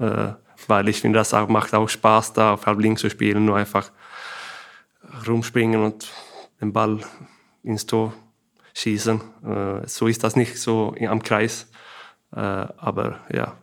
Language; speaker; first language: German; non-native, fluent; Swedish